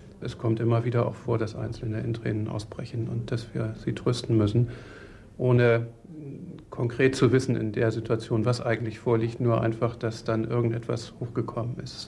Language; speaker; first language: German; native; German